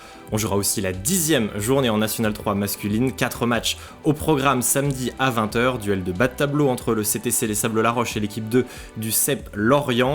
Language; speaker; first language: French; native; French